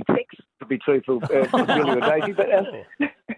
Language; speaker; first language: English; native; English